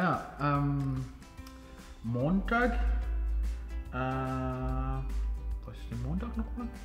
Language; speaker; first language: German; non-native, fluent; Ewe